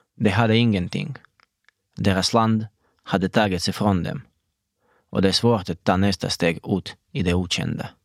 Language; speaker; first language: Swedish; non-native, fluent; Russian